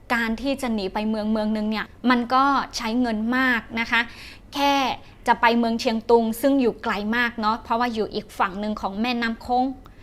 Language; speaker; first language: Thai; non-native, fluent; Shan